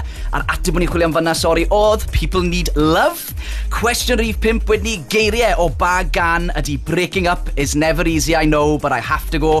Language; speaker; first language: Welsh; native; Welsh